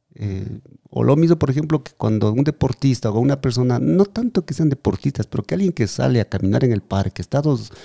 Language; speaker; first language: Spanish; native; Spanish